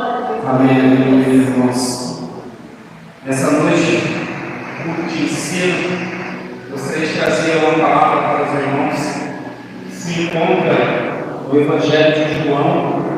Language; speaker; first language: Portuguese; native; Portuguese